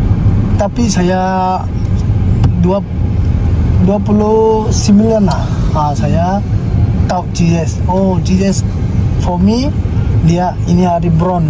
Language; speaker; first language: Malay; non-native, learner; Tedim Chin